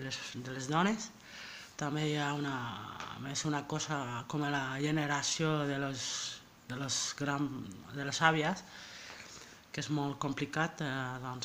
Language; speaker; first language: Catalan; non-native, learner; French